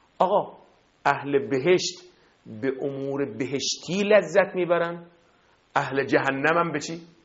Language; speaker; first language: Persian; non-native, fluent; Arabic